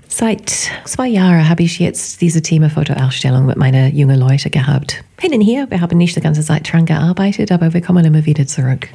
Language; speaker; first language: German; non-native, fluent; English